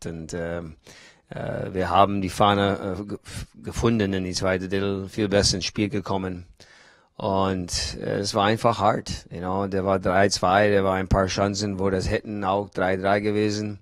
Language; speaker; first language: German; non-native, learner; English